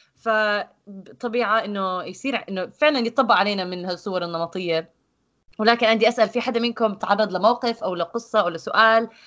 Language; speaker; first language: Arabic; native; Arabic